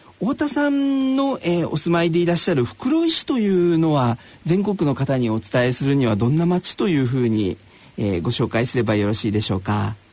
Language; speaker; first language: Japanese; native; Japanese